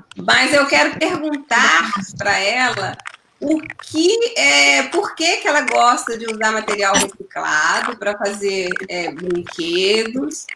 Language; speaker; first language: Portuguese; native; Portuguese